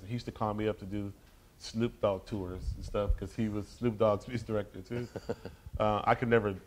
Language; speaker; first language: English; native; English